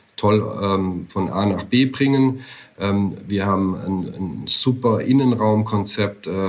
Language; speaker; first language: German; native; German